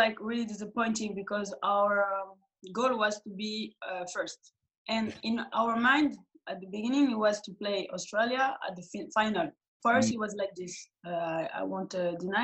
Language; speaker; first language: English; non-native, fluent; French